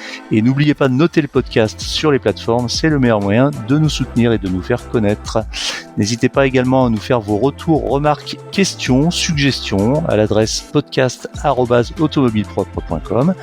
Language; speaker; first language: French; native; French